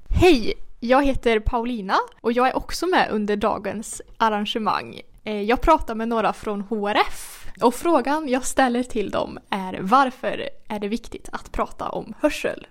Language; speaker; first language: Swedish; native; Swedish